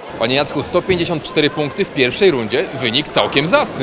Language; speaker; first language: Polish; native; Polish